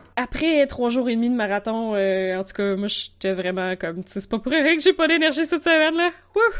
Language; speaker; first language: French; native; French